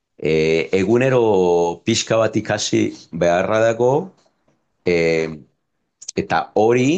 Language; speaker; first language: Basque; non-native, fluent; Spanish